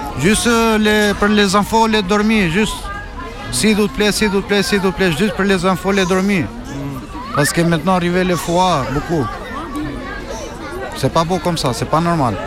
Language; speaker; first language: French; non-native, learner; Albanian